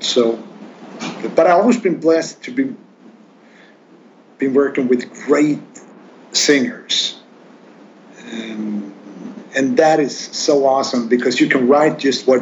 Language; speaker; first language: English; non-native, fluent; Swedish